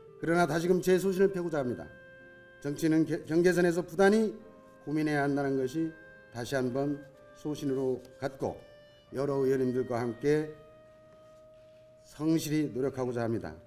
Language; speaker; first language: Korean; native; Korean